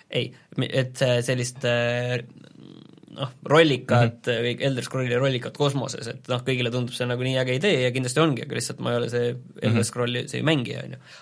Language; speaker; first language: Estonian; native; Estonian